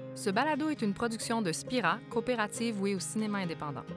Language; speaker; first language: French; native; French